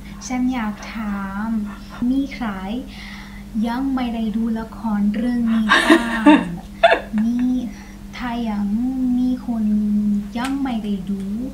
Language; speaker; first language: Thai; non-native, learner; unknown